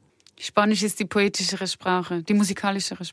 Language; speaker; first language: German; native; German